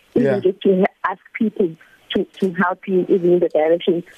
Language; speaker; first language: English; non-native, local second language; Zulu